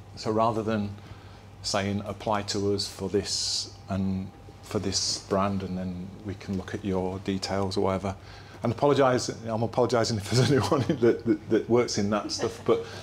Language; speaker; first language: English; native; English